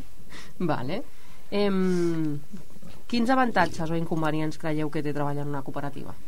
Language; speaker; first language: Catalan; native; Catalan